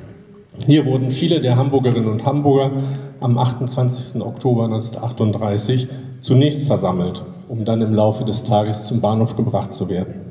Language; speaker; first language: German; native; German